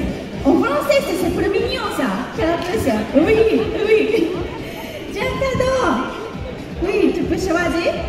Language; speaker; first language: French; non-native, learner; Japanese